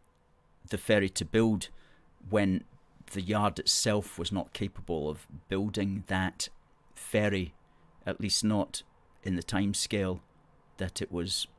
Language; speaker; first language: English; native; English